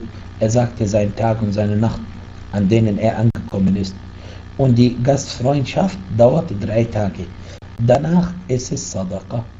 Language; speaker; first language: German; non-native, fluent; Arabic